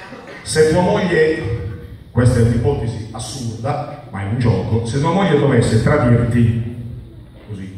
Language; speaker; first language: Italian; native; Italian